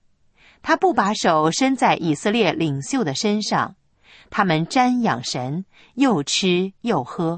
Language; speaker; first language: Chinese; native; Chinese